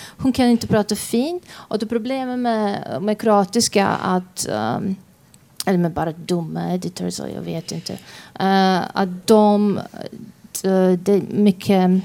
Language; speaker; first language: Swedish; non-native, fluent; Croatian